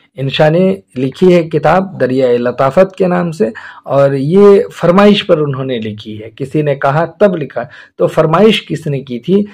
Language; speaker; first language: Urdu; native; Urdu